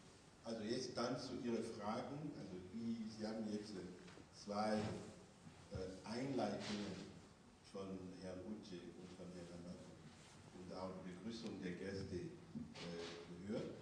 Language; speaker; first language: German; non-native, fluent; French